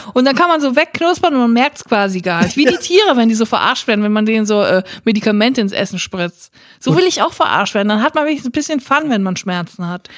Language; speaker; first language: German; native; German